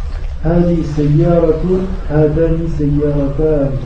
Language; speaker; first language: Arabic; non-native, learner; French